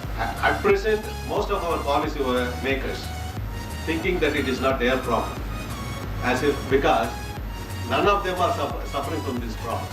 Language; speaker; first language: English; non-native, local second language; Tamil